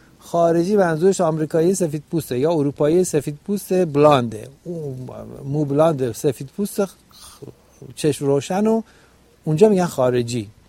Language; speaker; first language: Persian; native; Persian